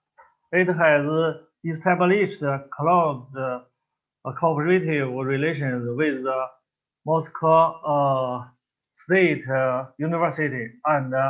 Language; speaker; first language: English; non-native, learner; Chinese